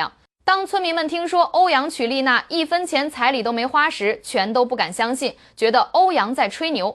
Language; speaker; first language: Chinese; native; Chinese